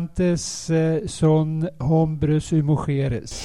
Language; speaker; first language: Spanish; non-native, learner; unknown